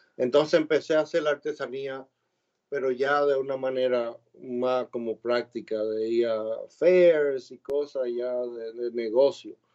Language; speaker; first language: Spanish; native; Spanish